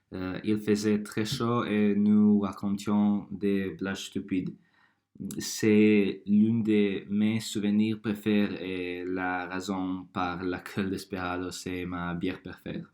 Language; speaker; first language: French; non-native, learner; Croatian